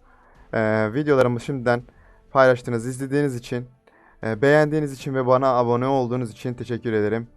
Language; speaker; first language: Turkish; native; Turkish